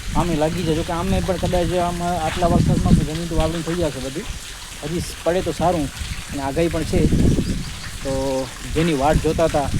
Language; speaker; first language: Gujarati; non-native, local second language; Kachhi